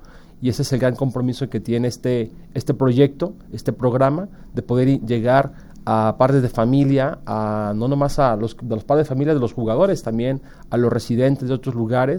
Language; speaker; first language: Spanish; native; Spanish